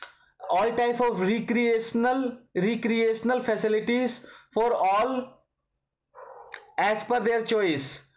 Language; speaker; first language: English; non-native, local second language; Hindi